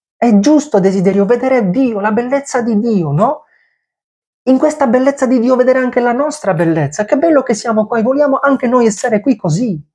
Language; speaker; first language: Italian; non-native, fluent; Polish